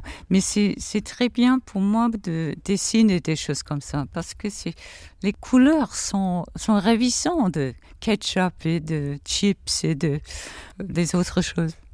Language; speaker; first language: French; non-native, fluent; English